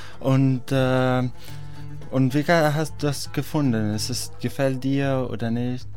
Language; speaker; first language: German; non-native, learner; Arabic